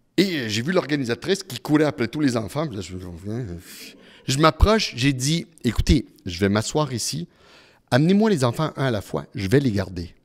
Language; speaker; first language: French; early bilingual, other home language; Italian